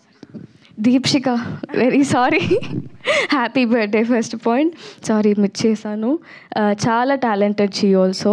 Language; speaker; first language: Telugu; non-native, learner; Tamil